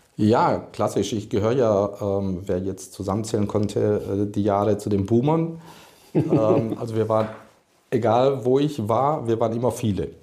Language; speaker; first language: German; early bilingual, other home language; Hungarian